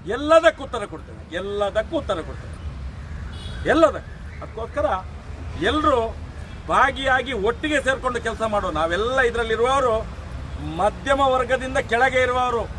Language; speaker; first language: Kannada; non-native, local second language; Tulu